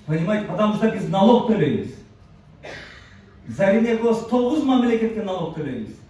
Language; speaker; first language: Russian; non-native, local second language; Kyrgyz